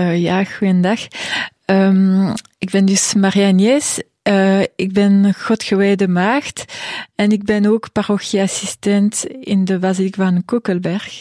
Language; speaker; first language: Dutch; non-native, local second language; French